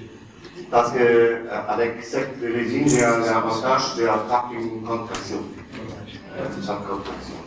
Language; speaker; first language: French; non-native, learner; German